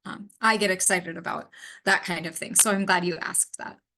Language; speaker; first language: English; native; English